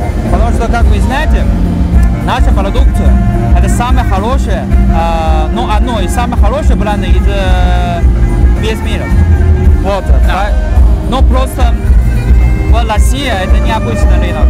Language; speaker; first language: Russian; non-native, learner; Chinese